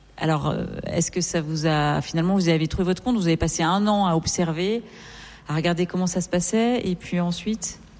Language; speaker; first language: French; native; French